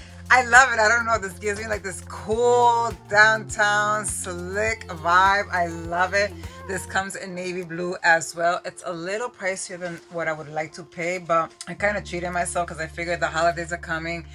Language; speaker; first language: English; early bilingual, other home language; Spanish